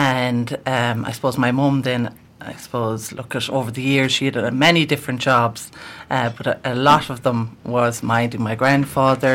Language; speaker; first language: English; native; English